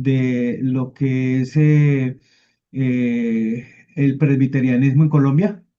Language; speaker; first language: Spanish; native; Spanish